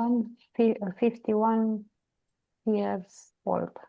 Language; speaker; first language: English; non-native, learner; Romanian